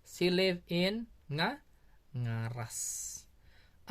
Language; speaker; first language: English; non-native, learner; Indonesian